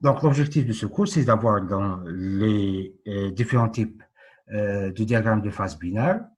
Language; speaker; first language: French; non-native, local second language; Arabic